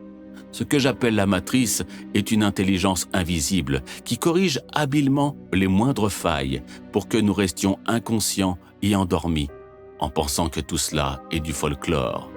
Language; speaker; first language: French; native; French